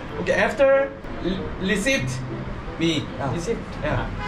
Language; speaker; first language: English; non-native, learner; Korean